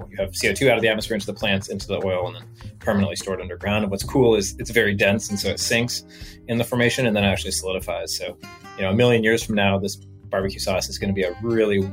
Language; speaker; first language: English; native; English